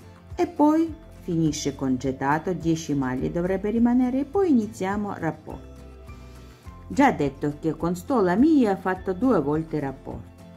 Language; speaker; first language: Italian; non-native, learner; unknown